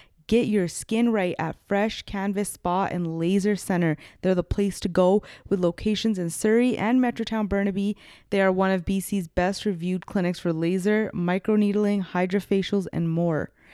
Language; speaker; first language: English; early bilingual, other home language; Punjabi